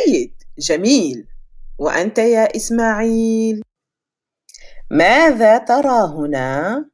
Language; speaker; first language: Arabic; non-native, fluent; French